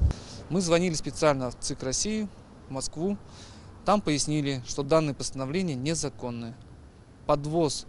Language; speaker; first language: Russian; native; Russian